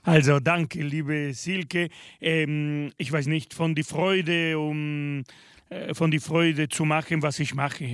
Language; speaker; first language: German; non-native, fluent; Spanish